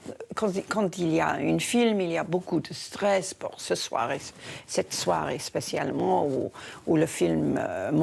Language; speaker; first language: French; non-native, learner; English